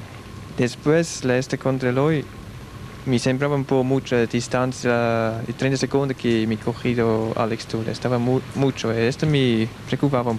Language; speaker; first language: Spanish; non-native, learner; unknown